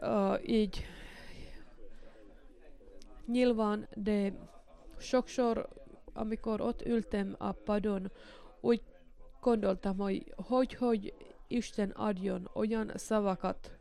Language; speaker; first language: Hungarian; non-native, learner; Finnish